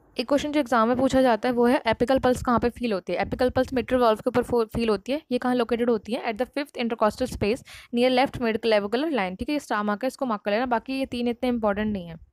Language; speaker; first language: Hindi; native; Hindi